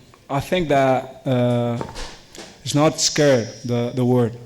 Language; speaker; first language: English; non-native, learner; Spanish